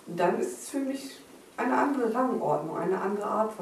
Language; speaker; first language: German; native; German